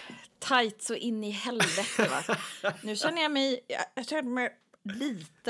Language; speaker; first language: Swedish; native; Swedish